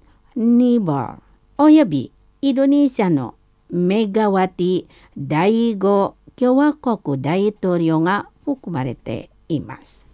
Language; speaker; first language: Japanese; non-native, learner; Indonesian